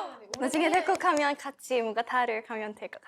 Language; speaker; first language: Korean; non-native, learner; Thai